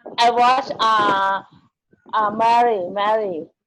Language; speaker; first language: English; non-native, learner; Thai